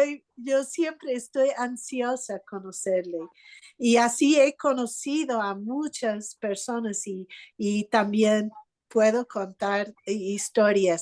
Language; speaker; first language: Spanish; non-native, fluent; English